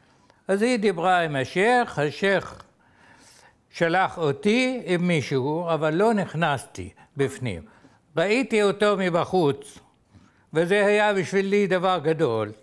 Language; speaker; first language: Hebrew; non-native, fluent; Arabic